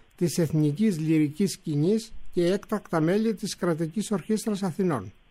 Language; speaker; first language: Greek; native; Greek